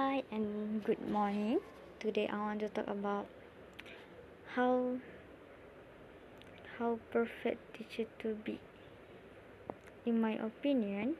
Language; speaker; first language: English; non-native, learner; Malay